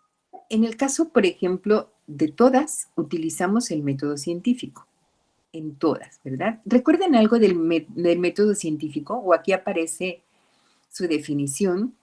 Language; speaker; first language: Spanish; native; Spanish